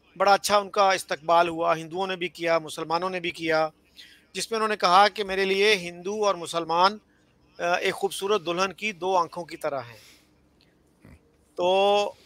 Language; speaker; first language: Urdu; native; Urdu